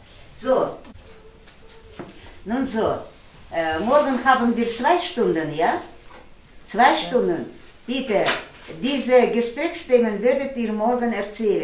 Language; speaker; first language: German; non-native, fluent; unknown